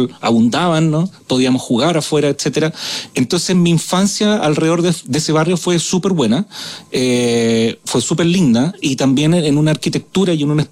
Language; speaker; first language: Spanish; native; Spanish